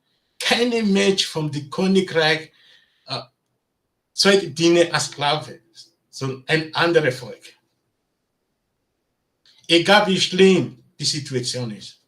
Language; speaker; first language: German; non-native, learner; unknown